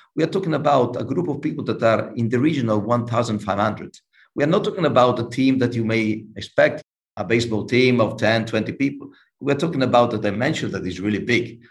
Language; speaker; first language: English; non-native, fluent; Italian